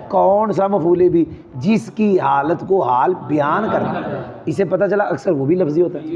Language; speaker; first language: Urdu; non-native, local second language; Punjabi